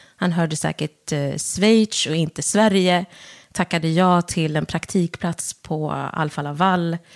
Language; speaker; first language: Swedish; early bilingual, other home language; Wolof